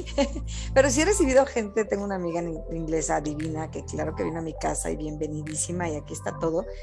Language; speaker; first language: Spanish; native; Spanish